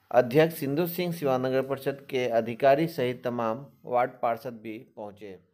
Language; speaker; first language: Hindi; native; Hindi